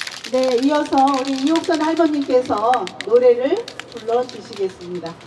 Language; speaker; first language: Korean; native; Korean